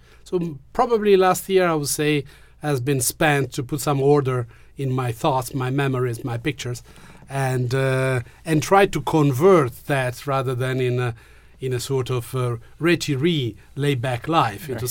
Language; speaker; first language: English; non-native, fluent; Italian